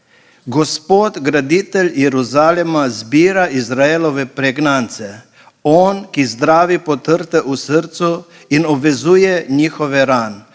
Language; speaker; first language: Slovenian; native; Slovenian